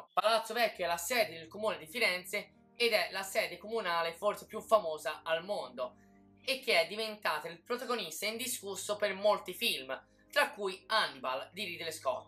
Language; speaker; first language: Italian; native; Italian